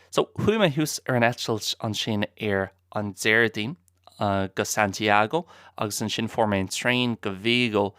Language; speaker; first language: Irish; non-native, local second language; English